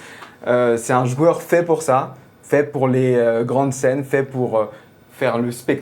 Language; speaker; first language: French; native; French